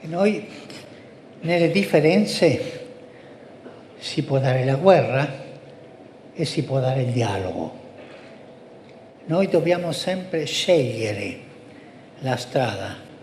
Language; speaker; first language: Italian; early bilingual, heritage; Spanish